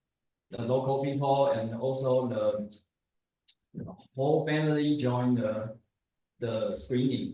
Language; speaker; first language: English; non-native, learner; Chinese